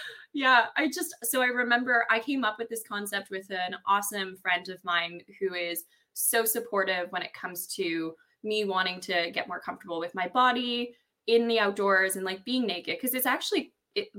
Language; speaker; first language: English; native; English